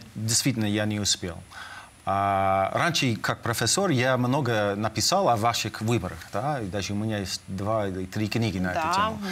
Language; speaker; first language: Russian; non-native, fluent; English